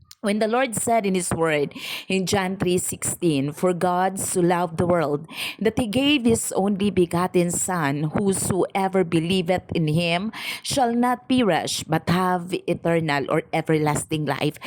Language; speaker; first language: English; non-native, local second language; Filipino